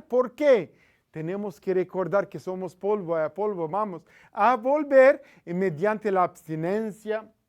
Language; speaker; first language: Spanish; non-native, fluent; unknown